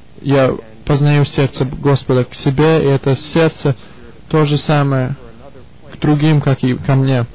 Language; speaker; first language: Russian; early bilingual, heritage; Russian